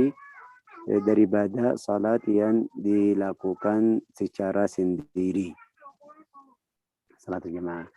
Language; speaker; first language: Indonesian; non-native, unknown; Arabic